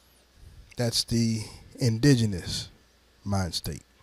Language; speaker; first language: English; native; English